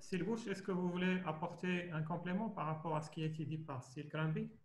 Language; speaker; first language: French; non-native, local second language; Arabic